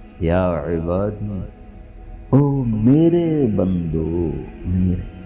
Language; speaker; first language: Urdu; non-native, local second language; Punjabi